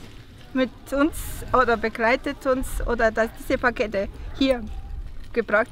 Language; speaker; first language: German; non-native, fluent; Romanian